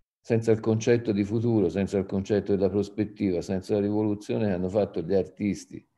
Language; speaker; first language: Italian; native; Italian